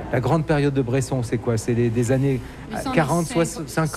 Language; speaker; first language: French; native; French